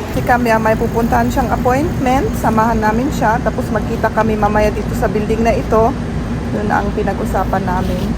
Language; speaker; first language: Filipino; native; Filipino